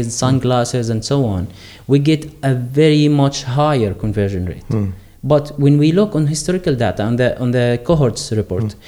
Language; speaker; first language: English; non-native, fluent; Arabic